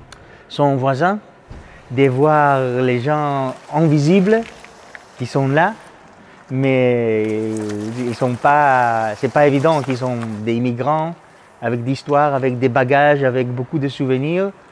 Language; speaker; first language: French; non-native, fluent; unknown